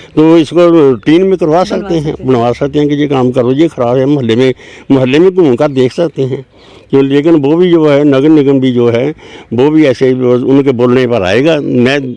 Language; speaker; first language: Hindi; non-native, local second language; Punjabi